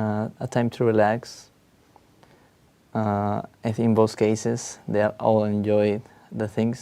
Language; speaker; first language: English; non-native, fluent; Spanish